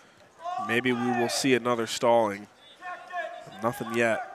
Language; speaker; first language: English; native; English